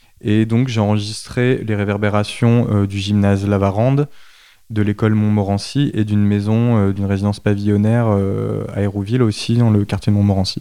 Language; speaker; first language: French; native; French